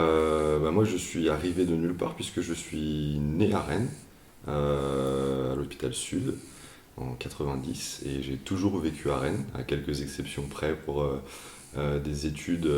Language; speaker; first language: French; native; French